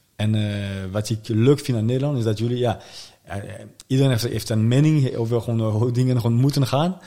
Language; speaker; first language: Dutch; non-native, fluent; French